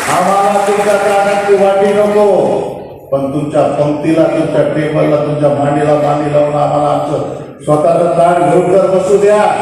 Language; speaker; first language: Marathi; non-native, local second language; Lambadi